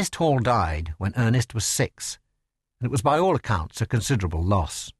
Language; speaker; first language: English; native; English